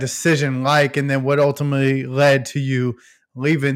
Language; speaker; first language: English; native; English